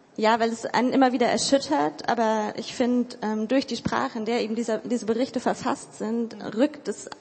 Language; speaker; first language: German; native; German